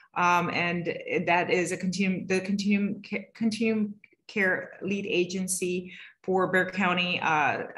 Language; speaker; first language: English; native; English